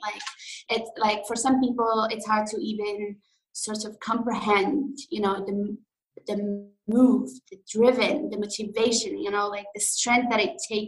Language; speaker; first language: English; non-native, fluent; Arabic